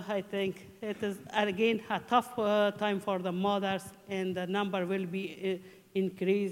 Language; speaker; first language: English; non-native, learner; Persian